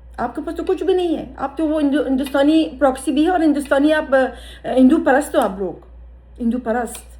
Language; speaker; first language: Urdu; early bilingual, heritage; Urdu